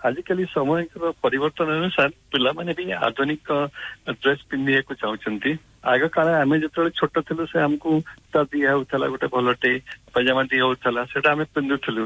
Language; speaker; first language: Odia; non-native, local second language; Marathi